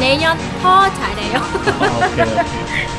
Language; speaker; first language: Korean; non-native, learner; Vietnamese